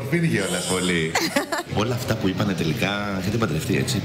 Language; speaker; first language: Greek; native; Greek